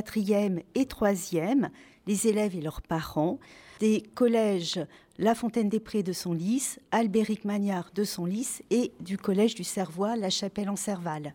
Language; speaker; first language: French; native; French